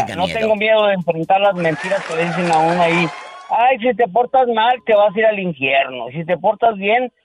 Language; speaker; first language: Spanish; native; Spanish